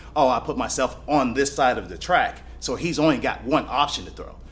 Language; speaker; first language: English; native; English